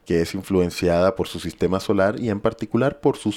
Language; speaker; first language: Spanish; native; Spanish